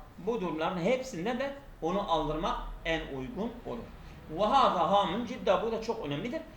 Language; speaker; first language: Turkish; non-native, local second language; Kurdish